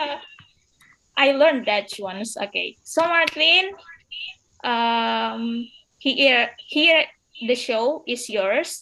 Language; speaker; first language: English; non-native, fluent; Indonesian